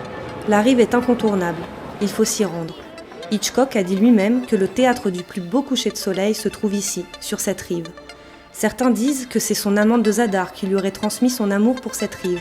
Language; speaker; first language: French; native; French